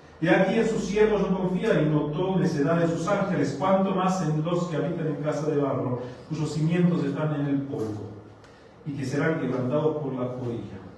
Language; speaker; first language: Spanish; non-native, fluent; German